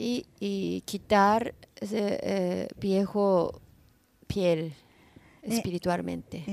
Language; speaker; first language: Spanish; non-native, learner; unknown